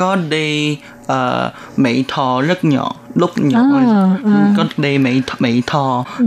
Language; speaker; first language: Vietnamese; non-native, learner; Chinese